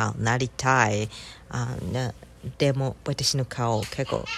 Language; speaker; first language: Japanese; non-native, learner; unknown